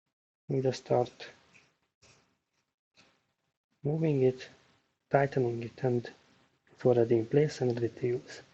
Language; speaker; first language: English; non-native, fluent; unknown